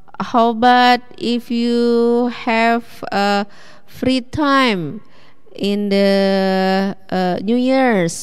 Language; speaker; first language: English; non-native, fluent; Indonesian